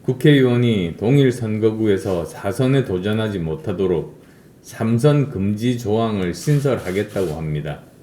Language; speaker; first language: Korean; native; Korean